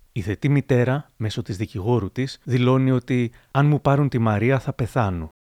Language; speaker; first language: Greek; native; Greek